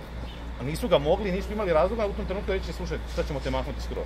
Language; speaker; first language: Croatian; native; Croatian